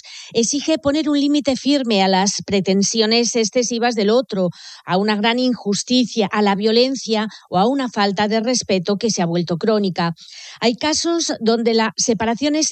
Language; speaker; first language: Spanish; native; Spanish